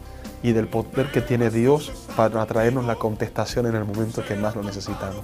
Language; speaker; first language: Spanish; native; Spanish